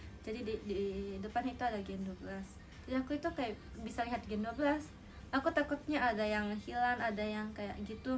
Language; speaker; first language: Indonesian; native; Indonesian